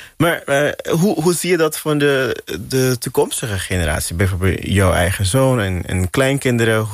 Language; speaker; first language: Dutch; non-native, local second language; Papiamento